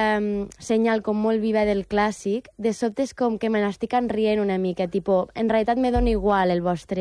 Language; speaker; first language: Catalan; native; Catalan